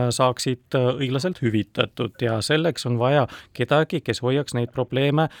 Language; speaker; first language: Estonian; non-native, local second language; Russian